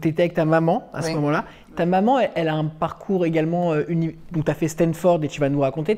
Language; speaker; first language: French; native; French